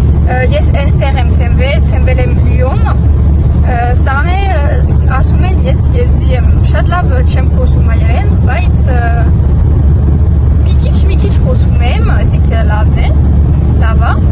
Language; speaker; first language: Armenian; early bilingual, heritage; Armenian